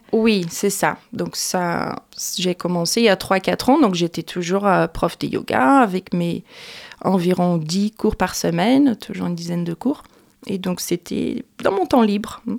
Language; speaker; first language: French; non-native, fluent; Portuguese